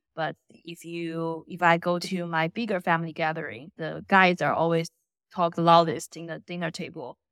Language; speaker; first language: English; non-native, fluent; Chinese